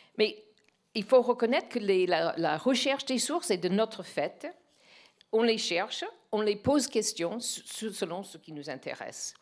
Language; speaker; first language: French; non-native, fluent; English